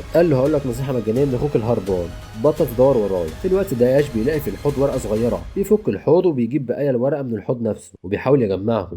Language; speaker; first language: Arabic; native; Arabic